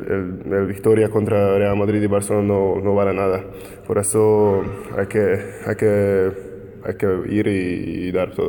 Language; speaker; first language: Spanish; non-native, fluent; Hungarian